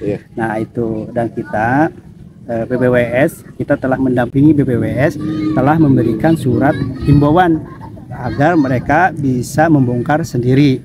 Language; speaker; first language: Indonesian; non-native, local second language; Sundanese